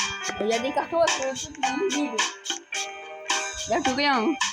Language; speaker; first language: French; native; French